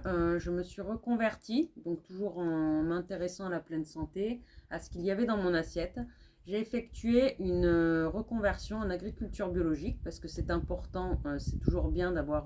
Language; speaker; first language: French; native; French